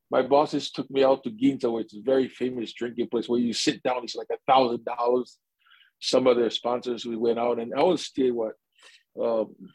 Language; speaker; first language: English; native; English